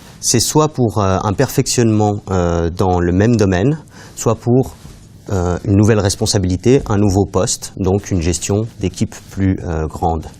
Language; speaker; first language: French; native; French